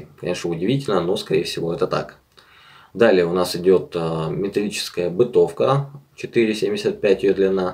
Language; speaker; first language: Russian; native; Russian